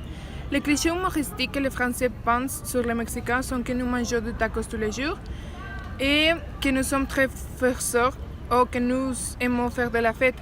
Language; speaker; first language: French; non-native, fluent; Spanish